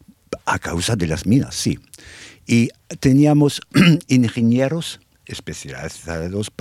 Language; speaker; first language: Spanish; non-native, fluent; English